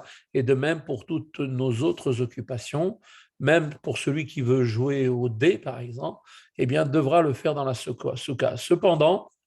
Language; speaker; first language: French; native; French